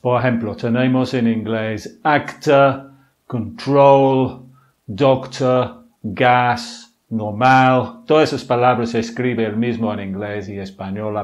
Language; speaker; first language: Spanish; non-native, fluent; English